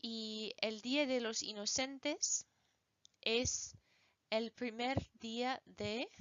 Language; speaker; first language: Spanish; non-native, fluent; English